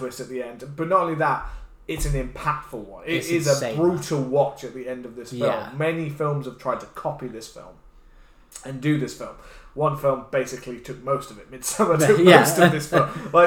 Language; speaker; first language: English; native; English